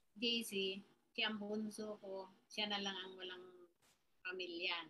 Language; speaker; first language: Filipino; native; Filipino